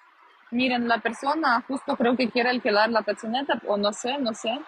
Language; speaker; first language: Spanish; non-native, fluent; Russian